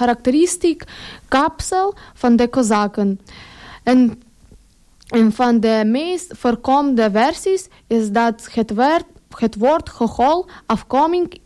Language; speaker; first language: Dutch; non-native, learner; Ukrainian